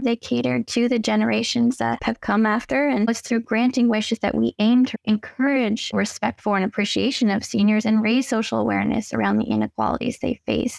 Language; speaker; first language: English; native; English